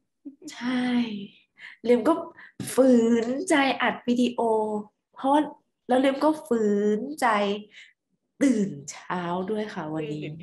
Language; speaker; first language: Thai; native; Thai